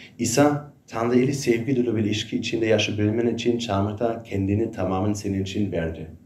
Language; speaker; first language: Turkish; non-native, fluent; German